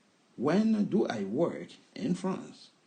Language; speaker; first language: English; non-native, learner; French